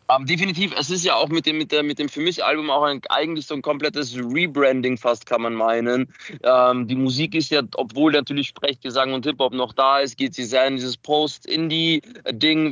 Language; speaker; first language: German; early bilingual, other home language; Macedonian